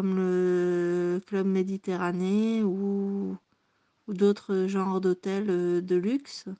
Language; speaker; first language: French; native; French